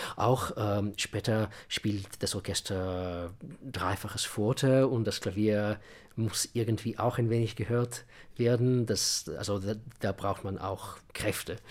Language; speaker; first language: German; non-native, fluent; Russian